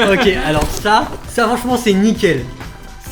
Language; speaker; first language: French; native; French